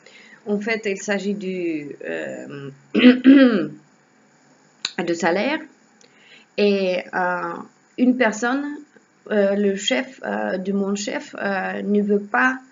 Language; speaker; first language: French; non-native, learner; Russian